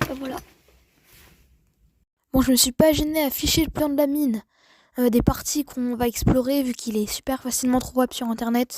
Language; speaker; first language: French; native; French